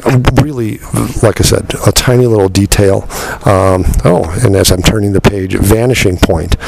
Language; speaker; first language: English; native; English